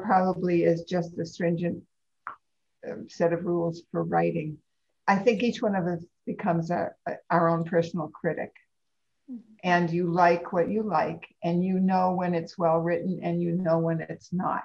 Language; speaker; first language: English; native; English